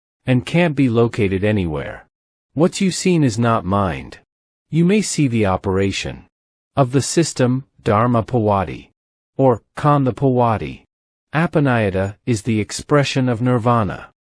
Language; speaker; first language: English; non-native, learner; Thai